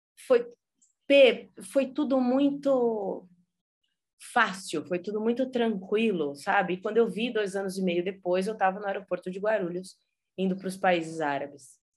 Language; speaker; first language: Portuguese; early bilingual, heritage; Portuguese